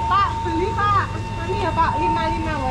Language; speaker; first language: Indonesian; non-native, local second language; Javanese